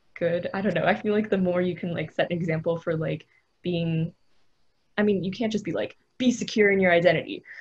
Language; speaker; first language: English; native; English